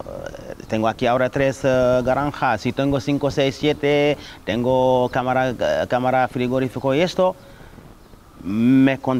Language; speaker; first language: Spanish; non-native, learner; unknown